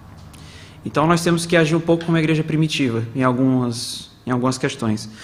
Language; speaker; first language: Portuguese; native; Portuguese